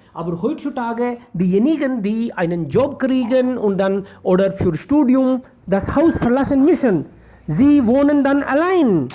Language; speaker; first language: German; non-native, fluent; Hindi